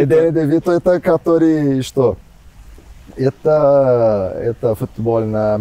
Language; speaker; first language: Russian; non-native, learner; Portuguese